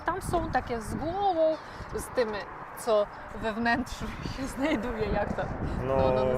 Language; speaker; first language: Polish; non-native, learner; Ukrainian